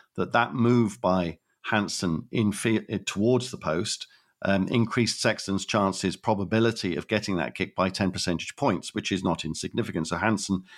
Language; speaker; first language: English; native; English